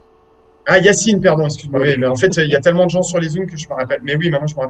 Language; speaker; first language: French; native; French